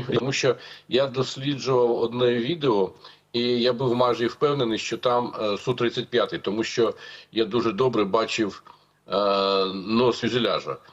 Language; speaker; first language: Ukrainian; non-native, local second language; Russian